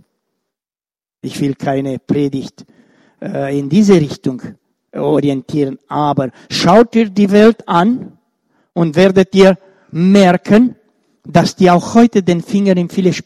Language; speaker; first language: German; non-native, fluent; Romanian